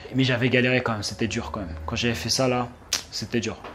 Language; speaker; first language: French; native; French